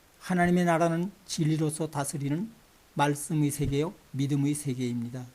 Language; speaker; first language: Korean; native; Korean